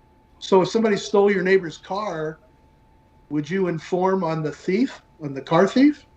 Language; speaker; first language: English; native; English